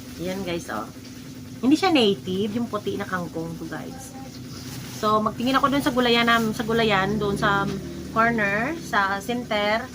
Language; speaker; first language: Filipino; native; Filipino